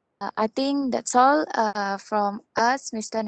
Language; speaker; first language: English; non-native, local second language; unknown